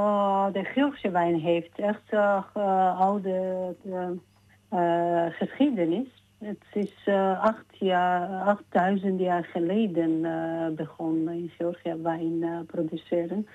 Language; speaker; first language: Dutch; non-native, fluent; Georgian